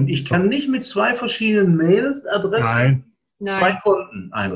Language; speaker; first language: German; native; German